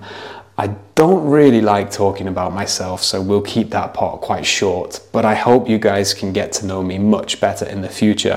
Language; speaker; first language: English; native; English